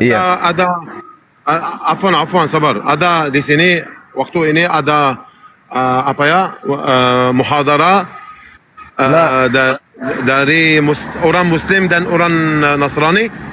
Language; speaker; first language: Indonesian; non-native, learner; Arabic